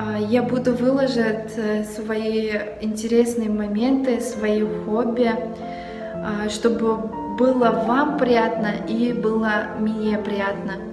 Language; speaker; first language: Russian; non-native, local second language; Uzbek